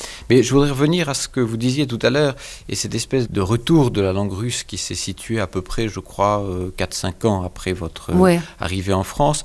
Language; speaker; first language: French; native; French